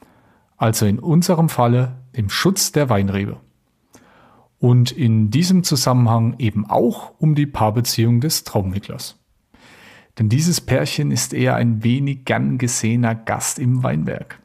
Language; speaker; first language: German; native; German